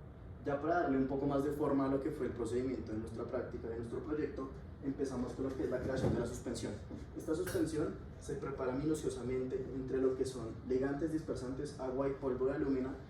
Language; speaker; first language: Spanish; native; Spanish